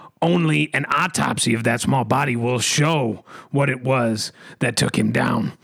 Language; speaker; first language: English; native; English